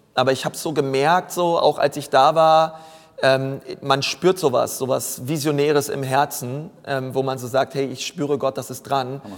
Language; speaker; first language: German; native; German